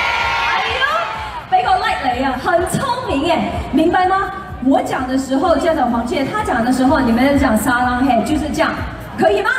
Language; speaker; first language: Chinese; native; Chinese